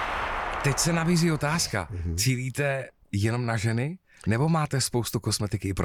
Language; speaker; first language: Czech; native; Czech